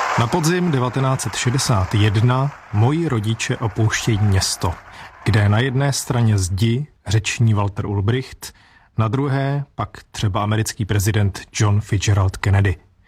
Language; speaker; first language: Czech; native; Czech